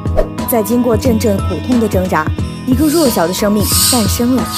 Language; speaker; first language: Chinese; native; Chinese